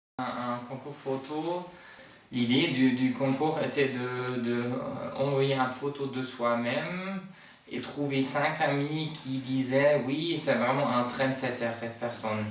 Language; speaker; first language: French; non-native, fluent; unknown